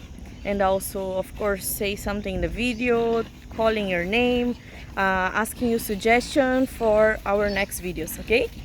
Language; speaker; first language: English; non-native, learner; Portuguese